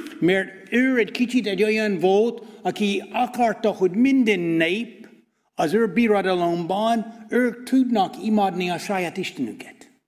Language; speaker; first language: Hungarian; non-native, fluent; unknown